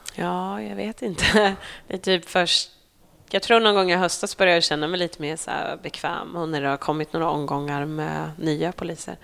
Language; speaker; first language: Swedish; native; Swedish